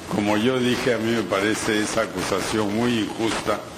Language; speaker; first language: Spanish; native; Spanish